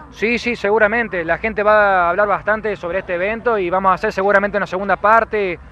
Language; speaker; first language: Spanish; native; Spanish